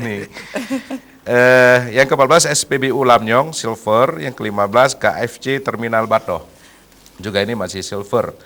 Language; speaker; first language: Malay; native; Malay